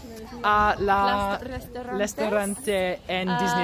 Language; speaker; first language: Spanish; non-native, learner; English